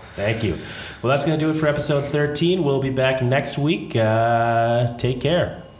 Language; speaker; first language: English; native; English